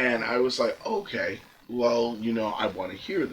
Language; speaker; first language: English; native; English